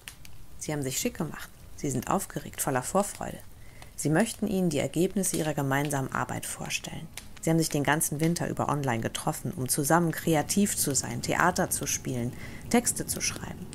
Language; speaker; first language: German; native; German